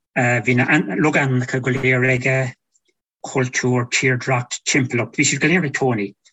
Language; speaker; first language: Irish; native; Irish